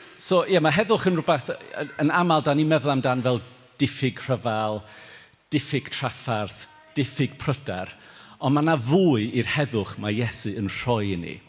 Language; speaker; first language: Welsh; native; Welsh